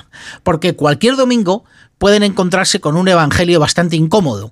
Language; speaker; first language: Spanish; native; Spanish